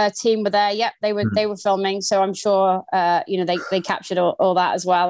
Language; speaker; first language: English; native; English